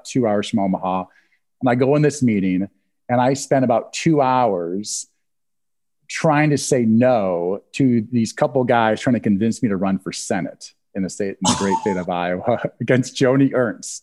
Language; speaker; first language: English; native; English